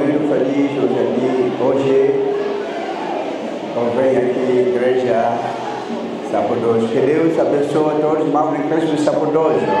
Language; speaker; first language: Portuguese; non-native, learner; Lingala